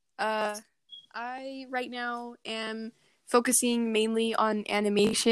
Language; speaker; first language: English; native; English